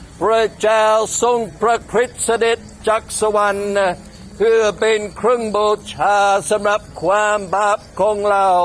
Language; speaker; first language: Thai; non-native, fluent; English